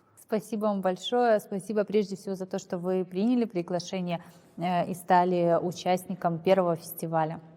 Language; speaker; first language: Russian; native; Russian